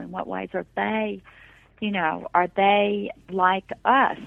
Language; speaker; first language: English; native; English